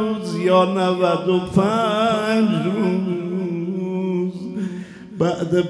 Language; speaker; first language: Persian; native; Persian